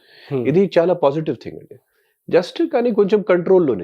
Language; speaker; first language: Telugu; non-native, local second language; Hindi